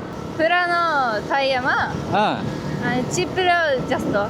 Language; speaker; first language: Nepali; non-native, learner; Japanese